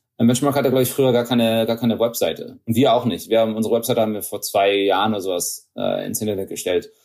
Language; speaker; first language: German; early bilingual, heritage; German